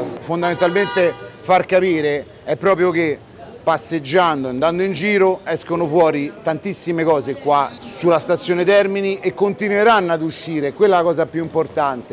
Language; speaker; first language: Italian; native; Italian